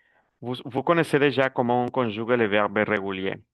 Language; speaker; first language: French; non-native, fluent; Spanish